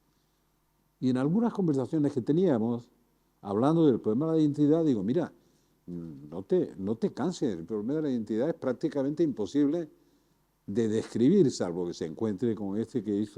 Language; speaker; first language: Spanish; native; Spanish